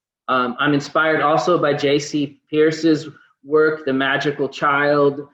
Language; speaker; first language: English; native; English